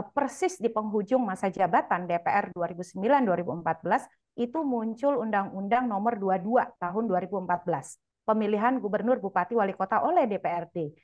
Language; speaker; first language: Indonesian; native; Indonesian